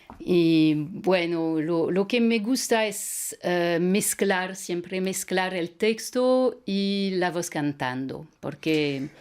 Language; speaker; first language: Spanish; non-native, fluent; French